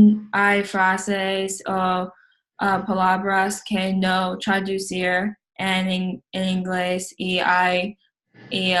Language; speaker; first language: Spanish; non-native, learner; English